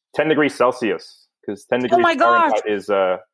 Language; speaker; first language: English; non-native, local second language; Filipino